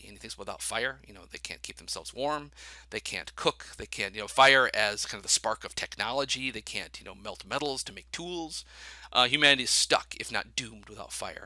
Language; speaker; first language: English; native; English